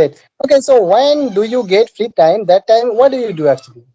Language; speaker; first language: English; non-native, learner; Bangla